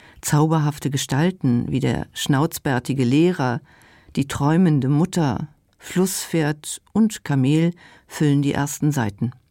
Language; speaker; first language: German; non-native, local second language; Luxembourgish